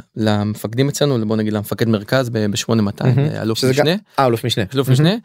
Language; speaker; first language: Hebrew; native; Hebrew